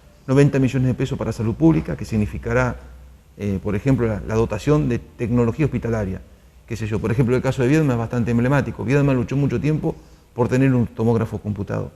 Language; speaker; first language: Spanish; native; Spanish